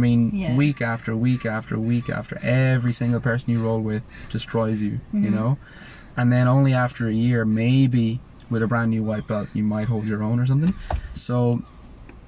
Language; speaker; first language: English; native; English